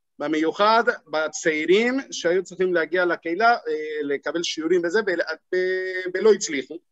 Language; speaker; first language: Hebrew; non-native, fluent; Spanish